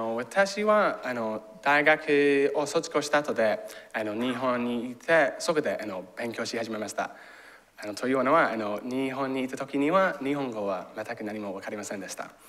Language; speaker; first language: Japanese; non-native, fluent; English